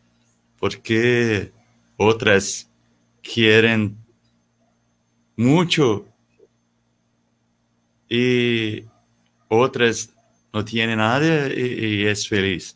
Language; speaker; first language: Spanish; non-native, learner; Portuguese